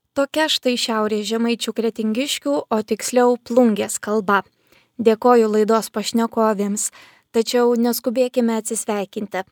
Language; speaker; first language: Lithuanian; native; Lithuanian